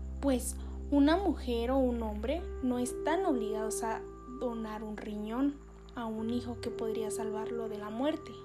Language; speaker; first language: Spanish; native; Spanish